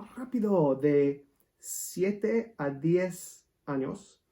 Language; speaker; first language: Spanish; non-native, learner; English